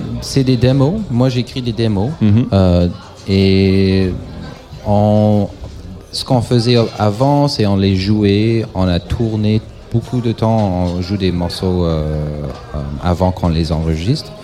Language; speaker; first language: French; non-native, local second language; English